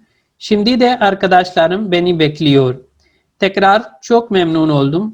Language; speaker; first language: Turkish; non-native, fluent; Urdu